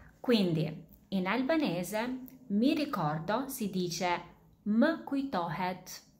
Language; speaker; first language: Italian; non-native, fluent; Albanian